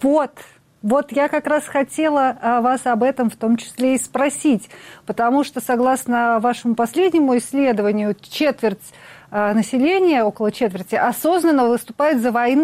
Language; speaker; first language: Russian; native; Russian